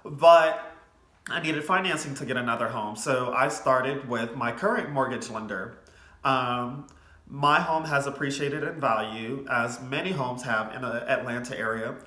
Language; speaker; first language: English; native; English